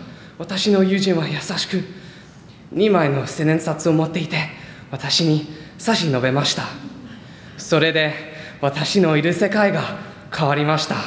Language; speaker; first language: Japanese; non-native, learner; English